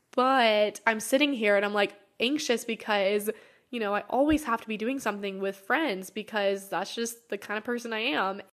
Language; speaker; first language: English; native; English